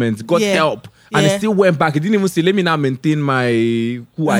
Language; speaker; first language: English; non-native, local second language; Igbo